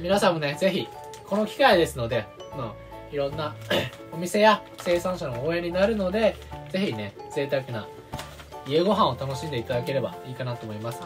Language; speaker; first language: Japanese; native; Japanese